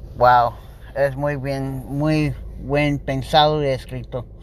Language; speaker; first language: Spanish; non-native, learner; English